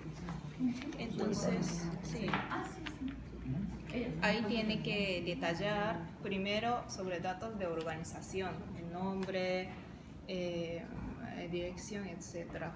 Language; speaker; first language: Spanish; non-native, fluent; Japanese